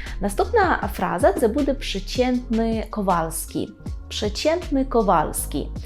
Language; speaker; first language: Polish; non-native, fluent; Ukrainian